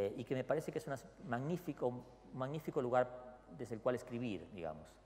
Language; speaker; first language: Spanish; native; Spanish